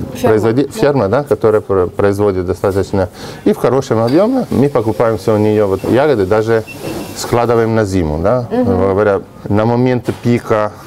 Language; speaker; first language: Russian; non-native, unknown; Italian